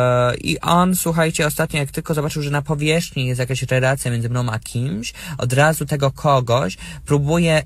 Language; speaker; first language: Polish; native; Polish